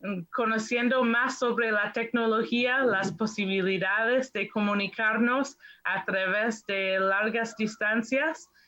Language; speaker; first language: Spanish; non-native, fluent; English